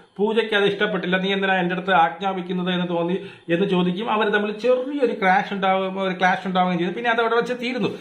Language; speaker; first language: Malayalam; native; Malayalam